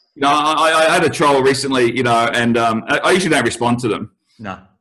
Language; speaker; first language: English; native; English